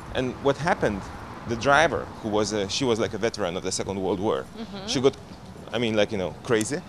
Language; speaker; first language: English; non-native, fluent; Lithuanian